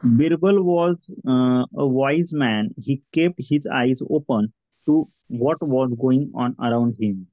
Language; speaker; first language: English; non-native, local second language; Marathi